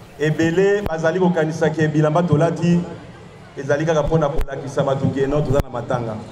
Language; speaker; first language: Lingala; native; Lingala